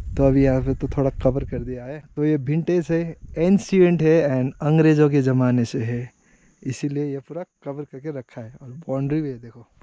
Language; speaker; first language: Hindi; non-native, local second language; Nepali